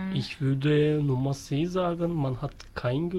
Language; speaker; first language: German; non-native, learner; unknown